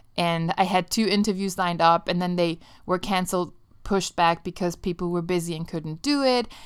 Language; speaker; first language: English; non-native, fluent; Italian